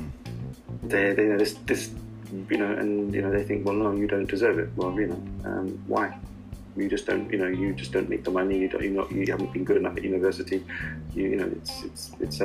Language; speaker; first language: English; non-native, local second language; Urdu